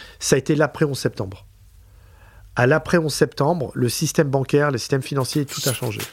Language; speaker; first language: French; native; French